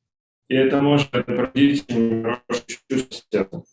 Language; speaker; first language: Russian; native; Russian